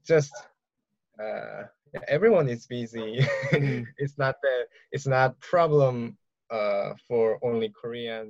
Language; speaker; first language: English; non-native, learner; Korean